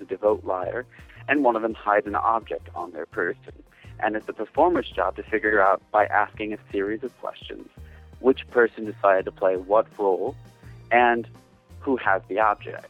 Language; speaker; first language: English; native; English